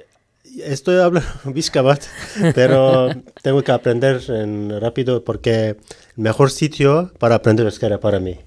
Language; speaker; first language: Spanish; non-native, learner; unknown